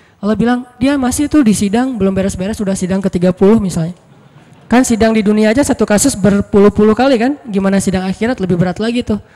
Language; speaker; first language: Indonesian; native; Indonesian